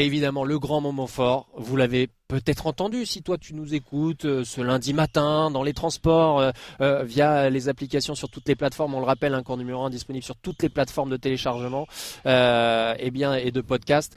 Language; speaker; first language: French; native; French